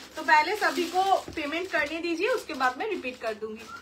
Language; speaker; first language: Hindi; non-native, local second language; Bangla